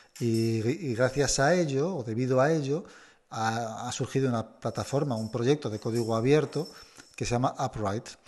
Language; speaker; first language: Spanish; native; Spanish